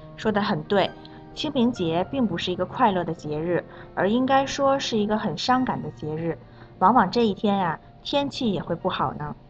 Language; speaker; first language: Chinese; native; Chinese